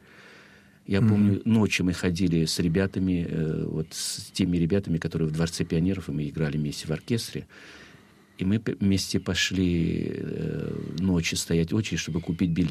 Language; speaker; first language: Russian; non-native, fluent; Chinese